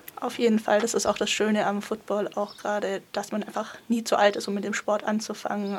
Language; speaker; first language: German; native; German